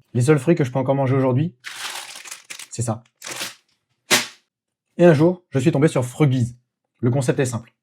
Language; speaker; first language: French; native; French